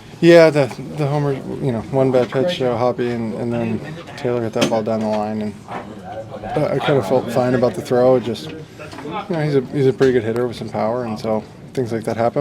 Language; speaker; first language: English; native; English